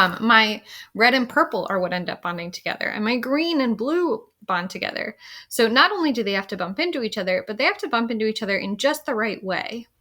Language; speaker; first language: English; native; English